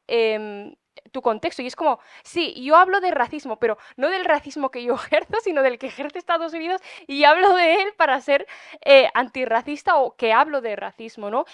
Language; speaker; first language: Spanish; early bilingual, other home language; Arabic